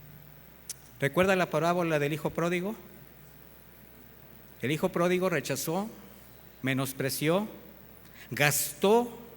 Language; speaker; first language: Spanish; native; Spanish